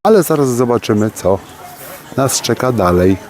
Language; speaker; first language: Polish; native; Polish